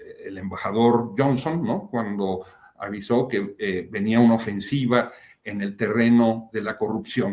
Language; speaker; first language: Spanish; native; Spanish